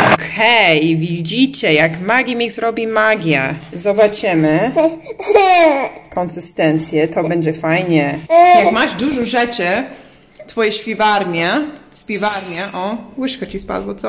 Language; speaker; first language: Polish; early bilingual, heritage; English